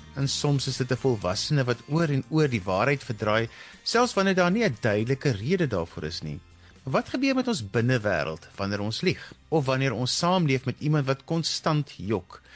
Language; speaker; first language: Afrikaans; native; Afrikaans